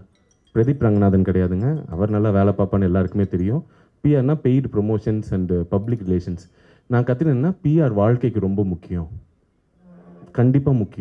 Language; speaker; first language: Tamil; native; Tamil